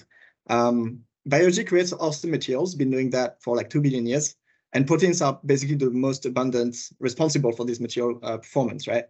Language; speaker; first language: English; non-native, fluent; French